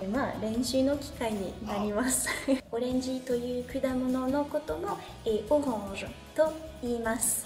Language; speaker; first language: Japanese; non-native, fluent; French